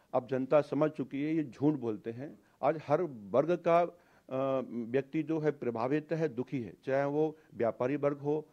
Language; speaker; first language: Hindi; native; Hindi